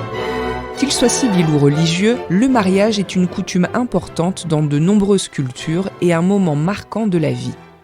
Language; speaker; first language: French; native; French